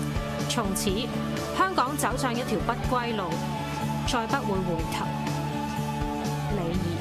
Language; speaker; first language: Chinese; native; Chinese